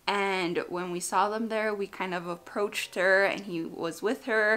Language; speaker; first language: English; native; English